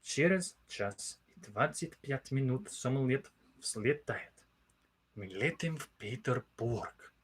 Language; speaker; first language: Russian; non-native, learner; English